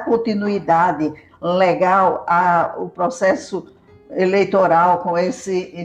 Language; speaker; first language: Portuguese; native; Portuguese